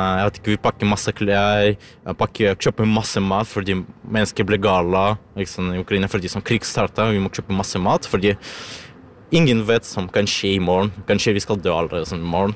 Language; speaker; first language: Norwegian; non-native, learner; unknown